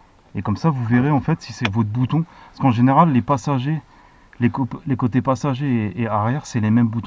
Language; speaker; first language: French; native; French